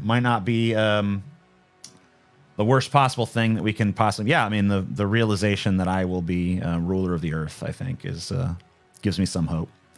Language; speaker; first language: English; native; English